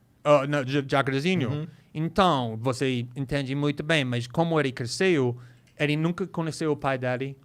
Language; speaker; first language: Portuguese; non-native, fluent; English